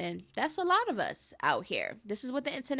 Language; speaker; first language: English; native; English